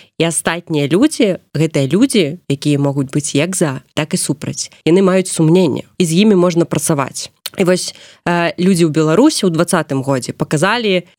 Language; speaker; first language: Belarusian; non-native, local second language; Russian